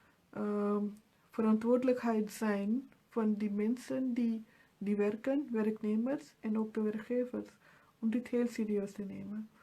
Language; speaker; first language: Dutch; non-native, fluent; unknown